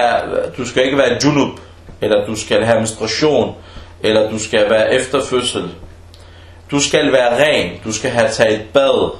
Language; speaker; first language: Danish; early bilingual, other home language; Arabic